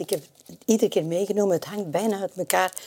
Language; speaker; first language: Dutch; native; Dutch